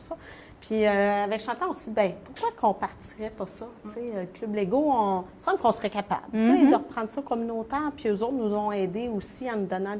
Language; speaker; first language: French; native; French